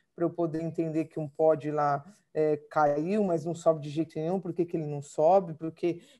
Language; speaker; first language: Portuguese; native; Portuguese